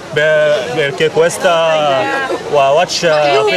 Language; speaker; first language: Italian; non-native, learner; Arabic